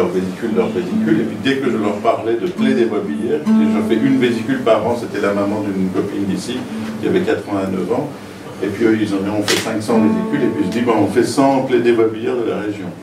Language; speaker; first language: French; non-native, fluent; Persian